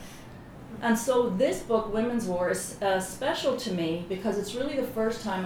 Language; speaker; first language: English; native; English